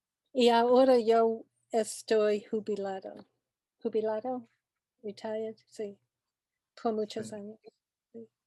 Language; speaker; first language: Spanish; non-native, learner; English